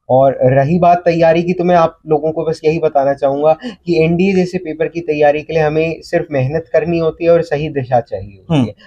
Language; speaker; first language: Hindi; native; Hindi